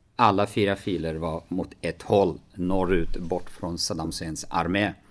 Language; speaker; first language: Swedish; early bilingual, other home language; Arabic